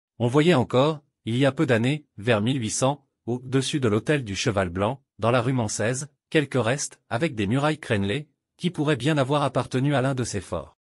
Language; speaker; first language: French; native; French